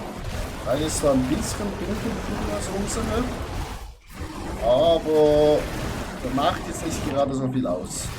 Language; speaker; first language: German; native; German